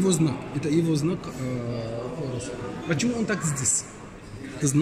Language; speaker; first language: Russian; non-native, learner; Arabic